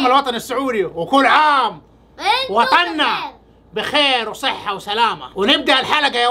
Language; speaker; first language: Arabic; native; Arabic